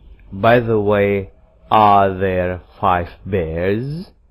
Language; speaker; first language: English; non-native, fluent; Indonesian